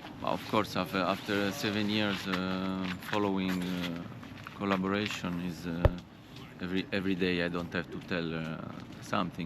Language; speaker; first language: English; non-native, fluent; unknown